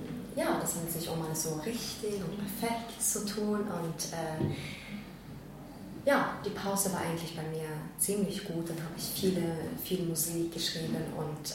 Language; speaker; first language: German; non-native, fluent; Norwegian